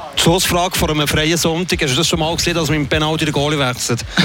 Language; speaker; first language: German; native; German